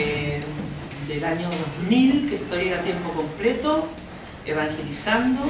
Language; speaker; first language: Spanish; native; Spanish